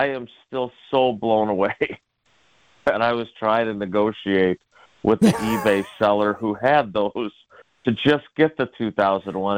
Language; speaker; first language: English; native; English